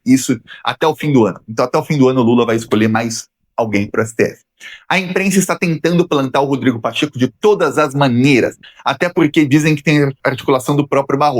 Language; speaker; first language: Portuguese; native; Portuguese